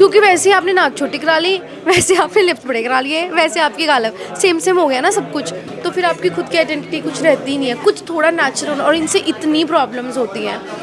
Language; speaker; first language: Hindi; native; Hindi